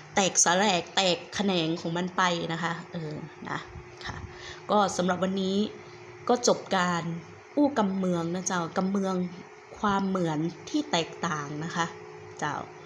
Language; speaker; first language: Thai; native; Thai